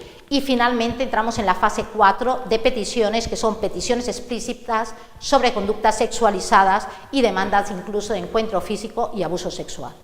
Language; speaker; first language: Spanish; native; Spanish